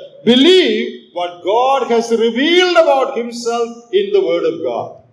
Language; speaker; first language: English; non-native, local second language; Malayalam